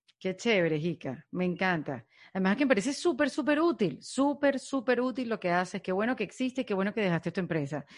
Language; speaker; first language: Spanish; native; Spanish